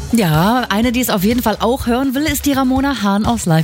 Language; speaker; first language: German; native; German